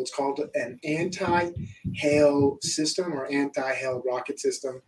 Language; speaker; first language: English; native; English